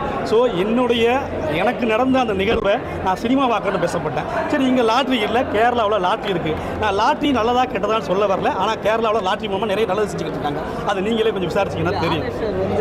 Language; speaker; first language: Tamil; native; Tamil